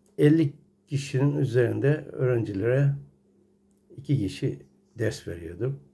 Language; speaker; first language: Turkish; native; Turkish